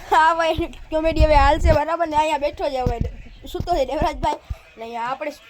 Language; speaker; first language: Gujarati; non-native, local second language; Kachhi